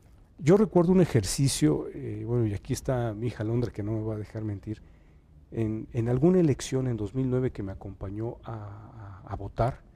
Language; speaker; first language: Spanish; native; Spanish